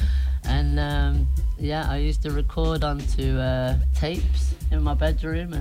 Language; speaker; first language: English; native; English